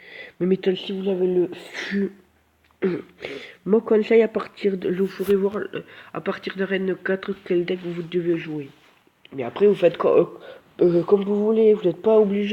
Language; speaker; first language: French; native; French